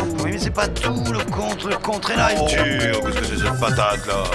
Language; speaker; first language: French; native; French